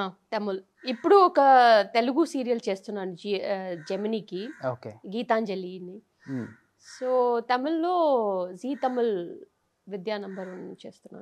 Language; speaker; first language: Telugu; non-native, fluent; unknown